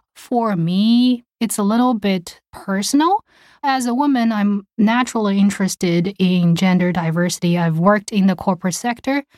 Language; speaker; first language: English; early bilingual, other home language; Chinese